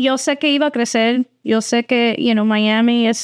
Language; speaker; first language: Spanish; early bilingual, heritage; Spanish